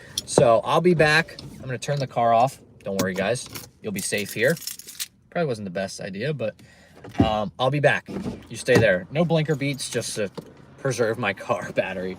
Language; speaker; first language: English; native; English